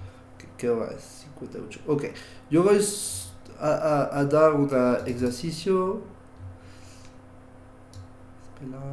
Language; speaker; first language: Spanish; non-native, learner; French